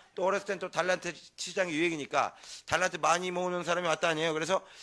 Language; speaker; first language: Korean; native; Korean